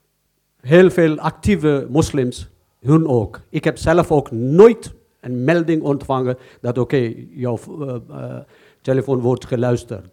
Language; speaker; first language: Dutch; non-native, learner; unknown